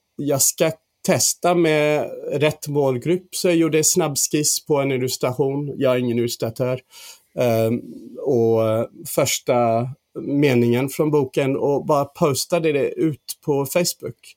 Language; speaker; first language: Swedish; non-native, fluent; English